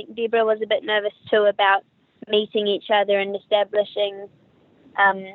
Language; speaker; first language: English; native; English